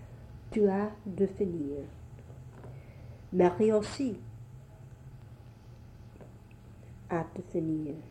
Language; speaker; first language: French; non-native, learner; English